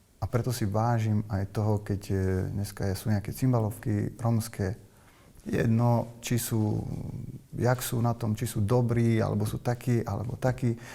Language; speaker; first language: Slovak; native; Slovak